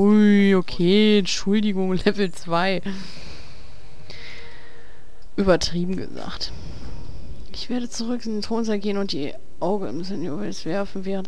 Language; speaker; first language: German; native; German